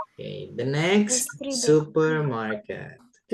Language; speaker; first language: English; non-native, local second language; Indonesian